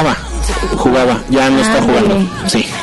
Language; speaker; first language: Spanish; native; Spanish